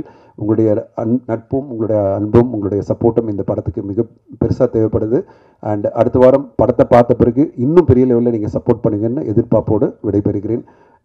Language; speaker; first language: Tamil; native; Tamil